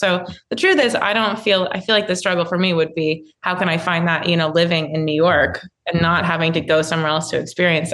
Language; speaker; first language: English; native; English